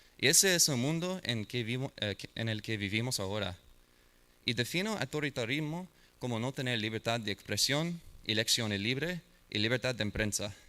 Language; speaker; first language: Spanish; non-native, learner; English